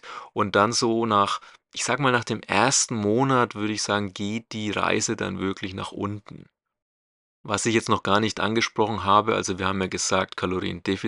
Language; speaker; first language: German; native; German